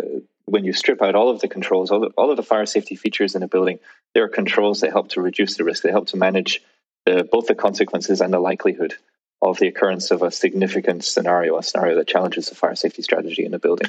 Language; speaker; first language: English; native; English